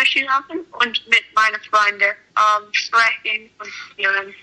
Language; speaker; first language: German; non-native, learner; English